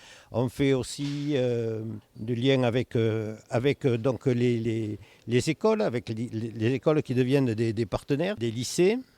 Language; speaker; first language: French; native; French